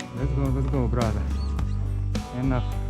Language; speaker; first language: English; non-native, learner; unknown